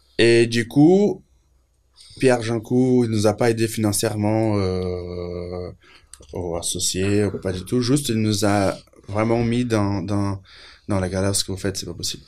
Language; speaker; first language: French; non-native, fluent; Portuguese